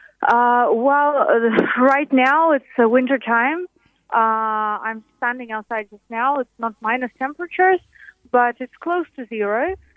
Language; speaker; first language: English; non-native, fluent; Ukrainian